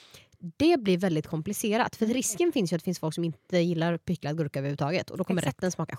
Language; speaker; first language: Swedish; native; Swedish